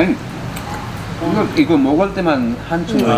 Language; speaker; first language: Korean; non-native, fluent; Urdu